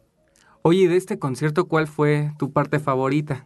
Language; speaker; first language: Spanish; native; Spanish